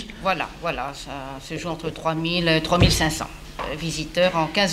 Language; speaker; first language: French; native; French